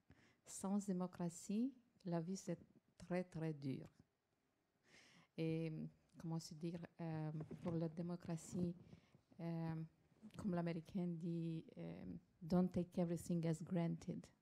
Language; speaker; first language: French; non-native, fluent; Romanian